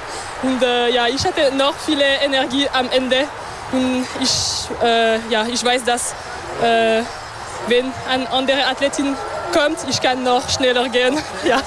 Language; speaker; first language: German; non-native, local second language; French